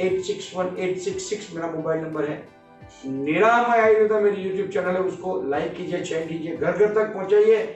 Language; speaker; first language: Hindi; non-native, local second language; Gujarati